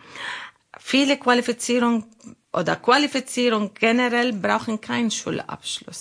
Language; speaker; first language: German; non-native, learner; Arabic